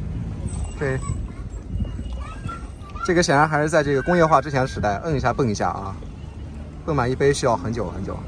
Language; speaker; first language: Chinese; native; Chinese